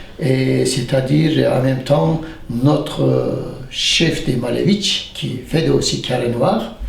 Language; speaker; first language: French; non-native, learner; Turkish